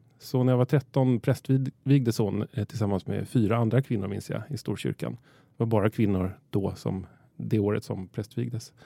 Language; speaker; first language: Swedish; native; Swedish